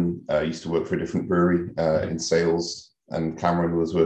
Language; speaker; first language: English; native; English